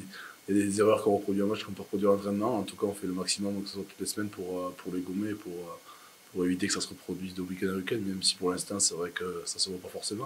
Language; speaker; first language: French; native; French